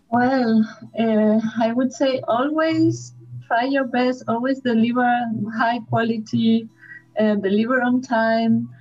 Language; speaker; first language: English; non-native, fluent; Spanish